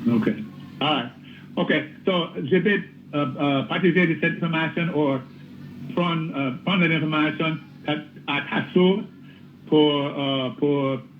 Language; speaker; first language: French; non-native, learner; English